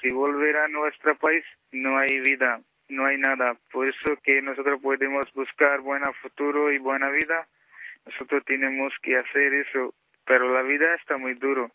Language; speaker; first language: Spanish; non-native, local second language; Punjabi